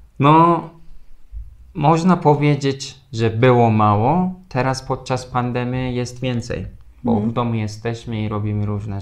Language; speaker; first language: Polish; non-native, fluent; Turkish